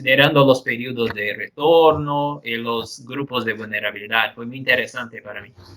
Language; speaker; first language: Spanish; non-native, fluent; Portuguese